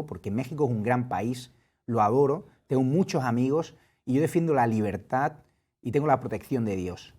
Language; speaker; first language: Spanish; native; Spanish